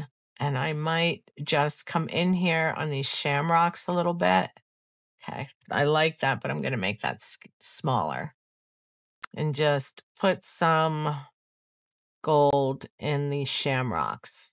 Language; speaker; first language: English; native; English